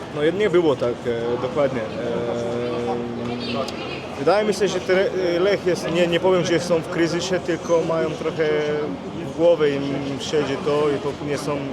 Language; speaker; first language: Polish; non-native, fluent; Slovenian